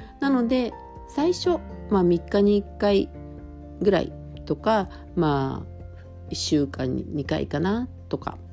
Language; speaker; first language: Japanese; native; Japanese